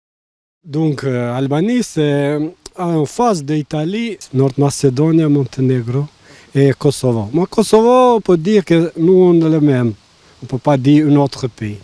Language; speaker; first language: French; non-native, learner; Albanian